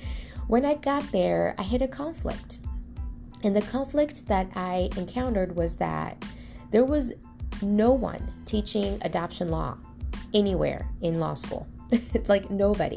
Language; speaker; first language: English; non-native, fluent; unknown